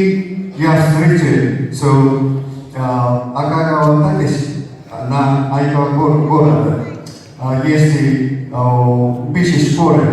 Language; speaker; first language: Russian; non-native, learner; Japanese